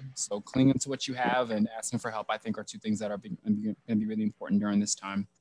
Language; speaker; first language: English; native; English